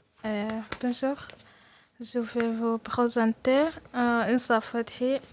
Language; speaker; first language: French; non-native, learner; Arabic